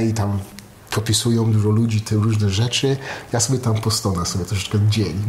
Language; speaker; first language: Polish; early bilingual, heritage; Polish